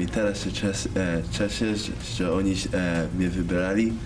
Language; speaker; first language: Polish; early bilingual, heritage; English